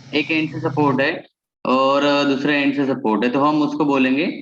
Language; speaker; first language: Hindi; non-native, local second language; Marathi